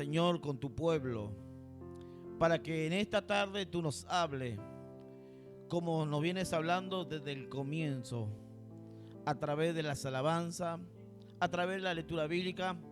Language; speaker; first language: Spanish; native; Spanish